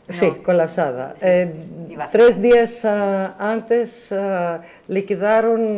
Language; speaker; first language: Spanish; non-native, learner; Greek